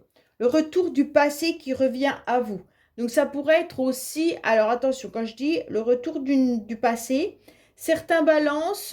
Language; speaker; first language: French; native; French